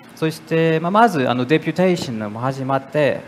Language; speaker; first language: Japanese; non-native, fluent; German